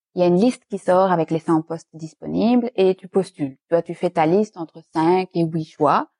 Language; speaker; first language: French; native; French